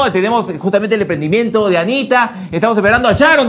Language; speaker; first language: Spanish; native; Spanish